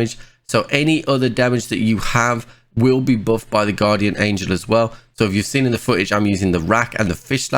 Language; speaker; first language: English; native; English